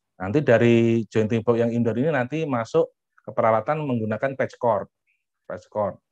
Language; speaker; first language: Indonesian; native; Indonesian